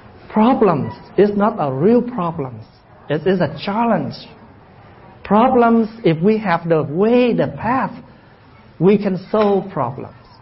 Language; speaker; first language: English; early bilingual, other home language; Vietnamese